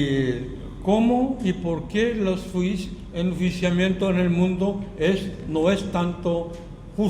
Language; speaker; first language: Spanish; non-native, fluent; Korean